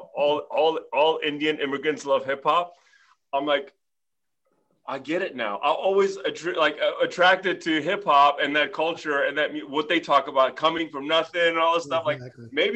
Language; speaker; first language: English; early bilingual, other home language; Armenian